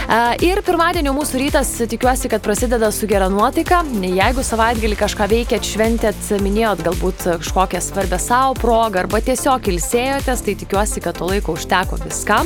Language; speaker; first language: Lithuanian; native; Lithuanian